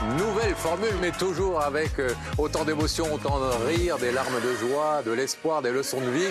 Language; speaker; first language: French; native; French